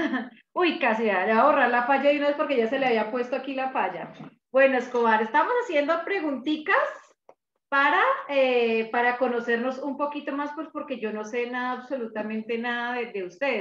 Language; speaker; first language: Spanish; native; Spanish